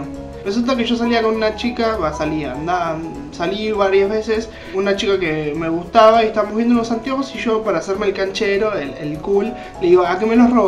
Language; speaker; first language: Spanish; native; Spanish